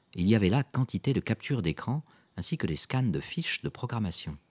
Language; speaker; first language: French; native; French